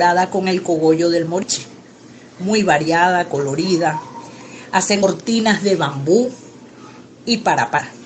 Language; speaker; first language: Spanish; native; Spanish